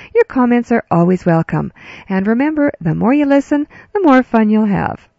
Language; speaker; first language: English; early bilingual, other home language; Ukrainian